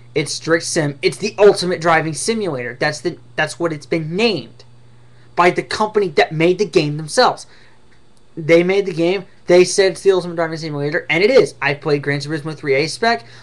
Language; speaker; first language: English; native; English